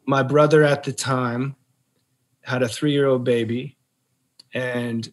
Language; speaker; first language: English; native; English